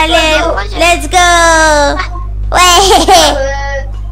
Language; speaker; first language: French; native; French